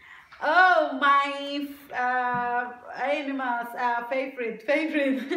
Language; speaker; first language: English; non-native, learner; Indonesian